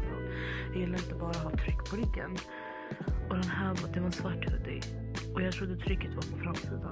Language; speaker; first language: Swedish; early bilingual, other home language; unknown